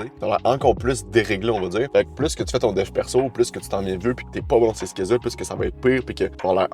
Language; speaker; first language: French; native; French